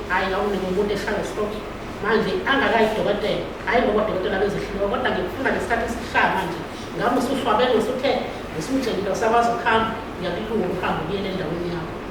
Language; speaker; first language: Zulu; non-native, local second language; Xhosa